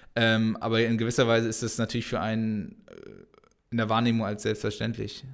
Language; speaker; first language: German; native; German